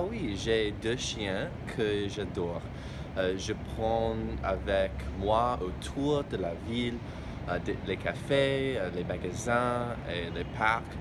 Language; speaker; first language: French; non-native, learner; English